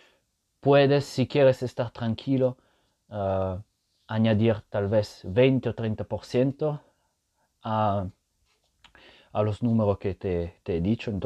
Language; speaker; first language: Spanish; non-native, fluent; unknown